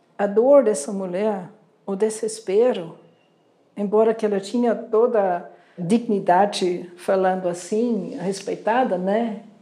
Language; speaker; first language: Portuguese; non-native, fluent; German